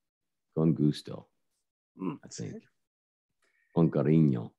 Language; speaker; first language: Spanish; non-native, learner; English